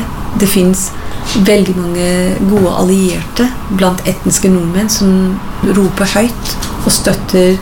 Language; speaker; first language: Norwegian; non-native, fluent; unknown